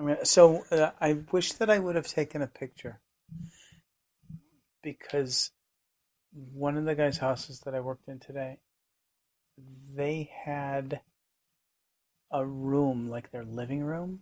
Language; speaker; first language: English; native; English